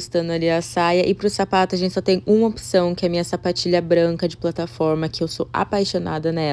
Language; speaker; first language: Portuguese; native; Portuguese